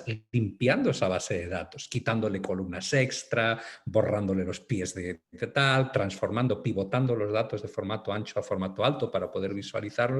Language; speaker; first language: Spanish; native; Spanish